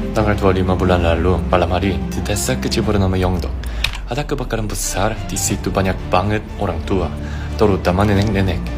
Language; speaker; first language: Indonesian; non-native, fluent; Korean